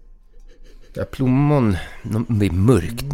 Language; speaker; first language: Swedish; native; Swedish